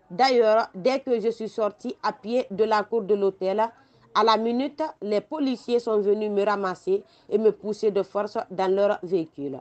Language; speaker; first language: French; non-native, local second language; Fula